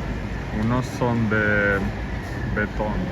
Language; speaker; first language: Spanish; non-native, fluent; Romanian